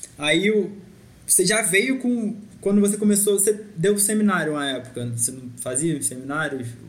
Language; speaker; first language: Portuguese; native; Portuguese